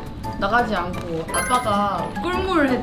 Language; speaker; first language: Korean; non-native, fluent; Chinese